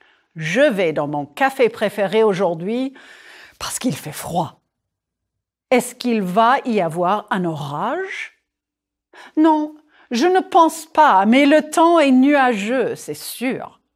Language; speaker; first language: French; non-native, fluent; English